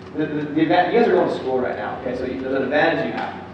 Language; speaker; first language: English; native; English